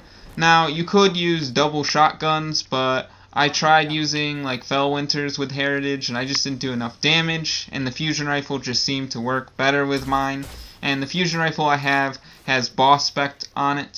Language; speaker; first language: English; native; English